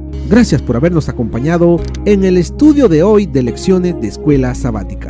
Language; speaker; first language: Spanish; native; Spanish